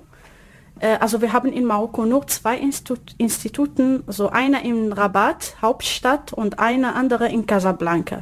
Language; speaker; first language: German; non-native, learner; Arabic